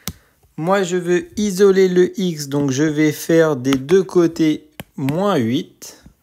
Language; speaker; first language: French; native; French